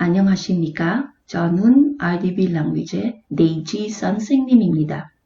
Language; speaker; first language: Korean; non-native, fluent; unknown